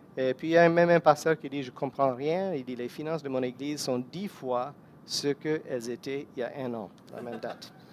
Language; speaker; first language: French; non-native, fluent; English